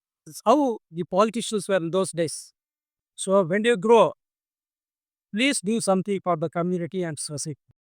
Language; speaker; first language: English; non-native, local second language; Tamil